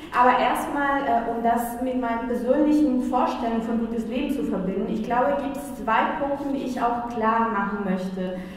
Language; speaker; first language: German; non-native, fluent; Spanish